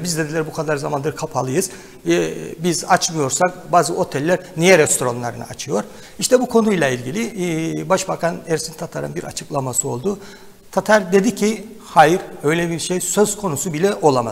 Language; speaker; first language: Turkish; native; Turkish